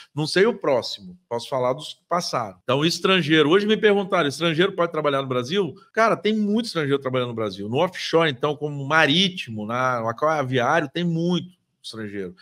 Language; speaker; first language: Portuguese; native; Portuguese